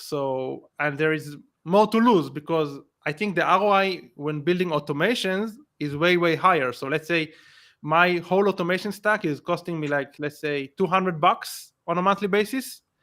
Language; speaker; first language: English; non-native, fluent; Hebrew